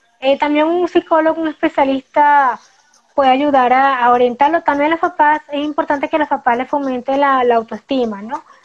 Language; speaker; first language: Spanish; native; Spanish